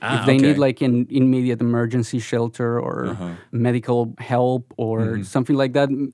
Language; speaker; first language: English; non-native, fluent; Spanish